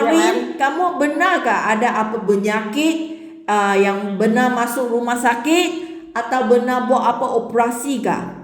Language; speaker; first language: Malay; non-native, local second language; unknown